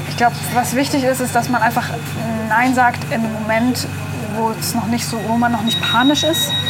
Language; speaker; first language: German; native; German